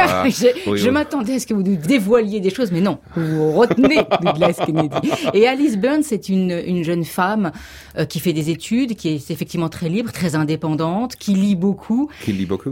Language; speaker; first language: French; native; French